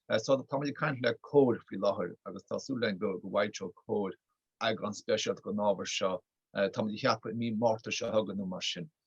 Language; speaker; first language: Irish; native; Irish